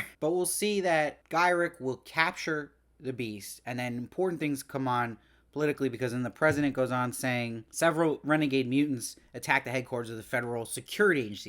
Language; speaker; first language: English; native; English